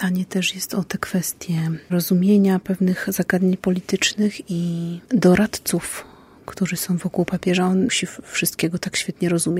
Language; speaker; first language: Polish; native; Polish